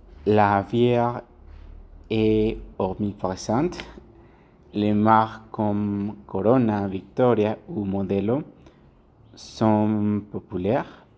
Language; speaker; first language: French; non-native, learner; Spanish